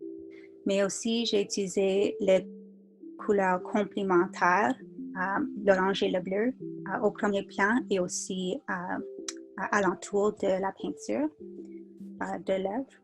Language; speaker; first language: French; non-native, fluent; English